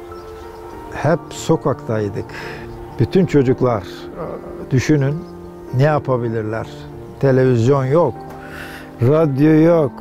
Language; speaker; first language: Turkish; native; Turkish